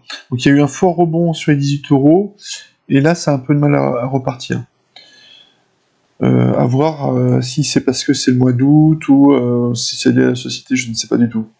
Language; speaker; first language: French; native; French